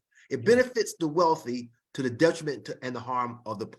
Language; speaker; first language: English; native; English